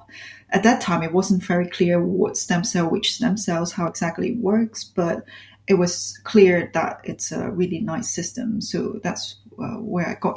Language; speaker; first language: English; non-native, local second language; Cantonese